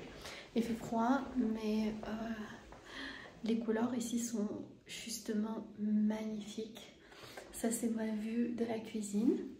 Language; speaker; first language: French; non-native, fluent; Armenian